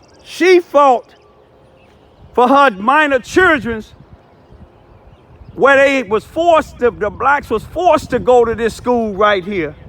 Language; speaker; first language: English; native; English